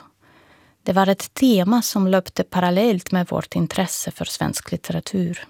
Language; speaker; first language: Swedish; non-native, fluent; Russian